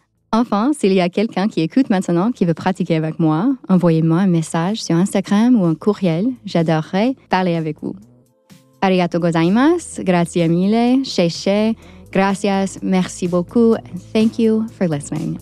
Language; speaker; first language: French; non-native, learner; English